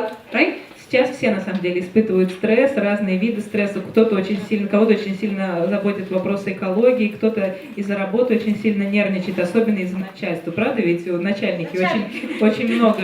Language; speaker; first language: Russian; native; Russian